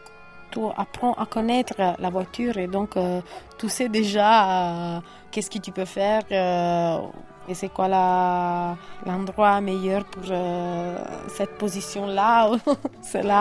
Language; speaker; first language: French; non-native, fluent; Italian